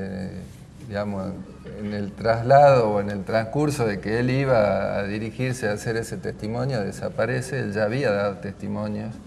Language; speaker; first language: Spanish; native; Spanish